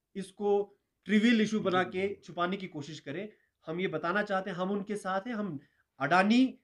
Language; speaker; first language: Hindi; non-native, local second language; Ladakhi